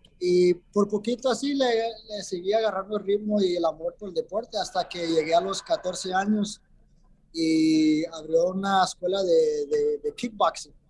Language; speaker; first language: Spanish; early bilingual, heritage; Spanish